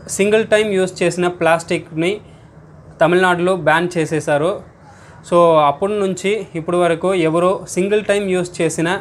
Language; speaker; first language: Telugu; non-native, learner; Tamil